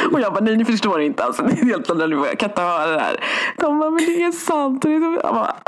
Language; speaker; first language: Swedish; early bilingual, other home language; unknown